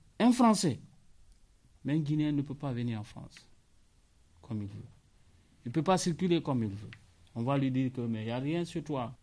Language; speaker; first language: French; non-native, local second language; Fula